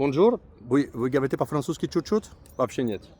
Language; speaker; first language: Russian; non-native, fluent; French